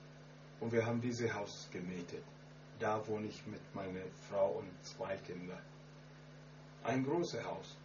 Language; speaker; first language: German; non-native, learner; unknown